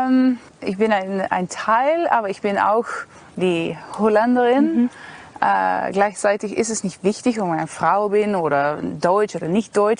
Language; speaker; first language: German; non-native, learner; Dutch